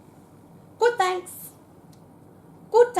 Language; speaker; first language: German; non-native, fluent; English